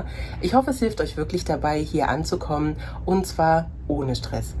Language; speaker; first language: German; native; German